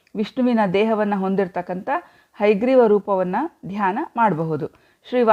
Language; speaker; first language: Kannada; native; Kannada